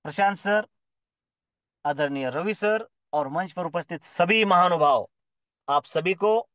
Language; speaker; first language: Hindi; non-native, local second language; Marathi